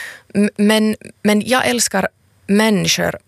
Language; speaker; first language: Swedish; non-native, local second language; Finnish